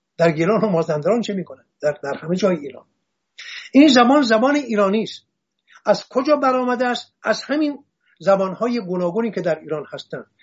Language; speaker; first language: Persian; non-native, local second language; Assyrian Neo-Aramaic